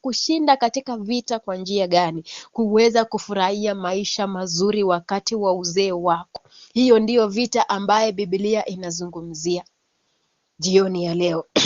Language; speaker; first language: Swahili; non-native, local second language; Kalenjin